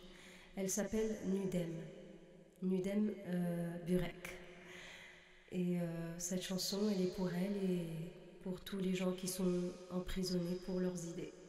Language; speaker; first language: French; non-native, local second language; Arabic